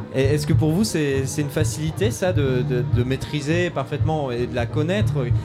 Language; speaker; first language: French; native; French